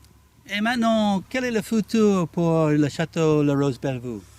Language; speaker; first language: French; non-native, learner; English